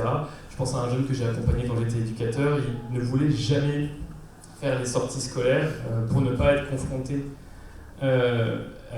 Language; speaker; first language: French; native; French